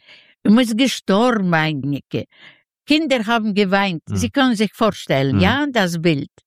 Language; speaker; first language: German; non-native, learner; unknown